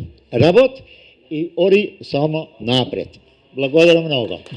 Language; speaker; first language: Macedonian; non-native, learner; Dutch